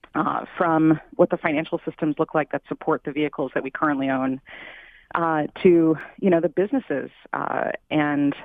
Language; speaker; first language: English; native; English